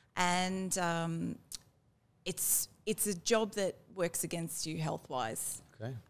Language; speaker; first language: English; native; English